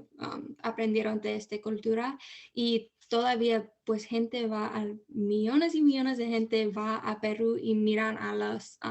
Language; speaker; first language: Spanish; early bilingual, heritage; Spanish